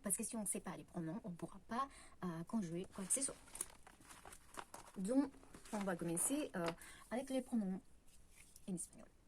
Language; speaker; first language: French; non-native, fluent; Spanish